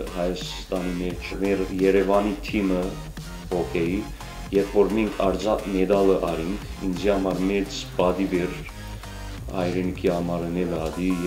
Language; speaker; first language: Armenian; early bilingual, heritage; Armenian